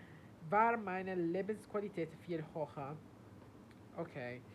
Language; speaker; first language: German; non-native, learner; Italian